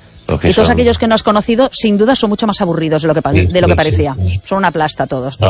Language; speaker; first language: Spanish; native; Spanish